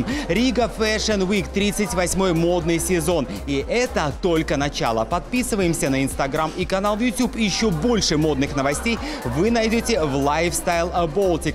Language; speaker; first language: Russian; native; Russian